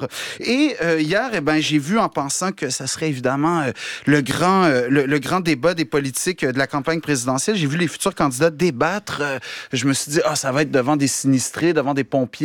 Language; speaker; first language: French; native; French